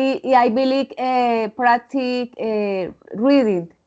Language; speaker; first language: English; non-native, learner; Spanish